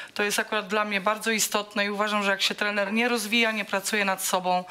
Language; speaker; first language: Polish; native; Polish